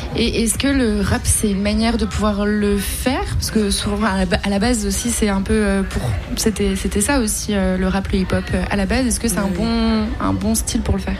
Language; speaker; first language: French; native; French